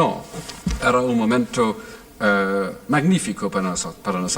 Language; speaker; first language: Spanish; non-native, fluent; English